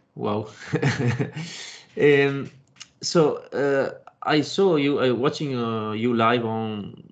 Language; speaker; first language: English; non-native, fluent; Italian